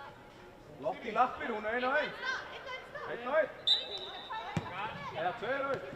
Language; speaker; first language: Icelandic; non-native, learner; Swedish